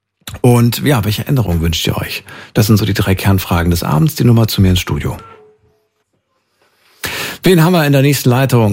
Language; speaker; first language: German; native; German